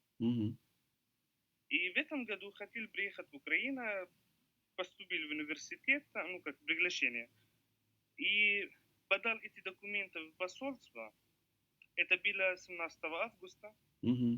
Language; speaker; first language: Russian; non-native, learner; Arabic